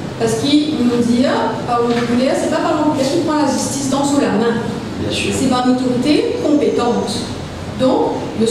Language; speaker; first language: French; non-native, local second language; Morisyen